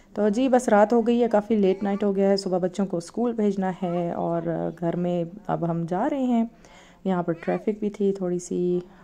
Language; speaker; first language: Urdu; native; Urdu